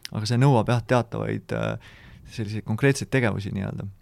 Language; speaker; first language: Estonian; native; Estonian